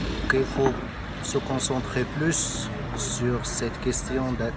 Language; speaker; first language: French; non-native, local second language; Arabic